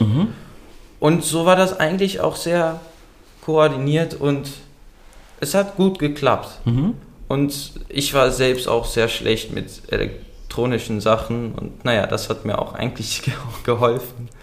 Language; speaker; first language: German; early bilingual, other home language; Dutch